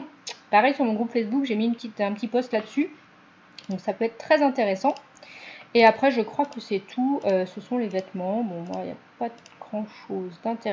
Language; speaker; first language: French; native; French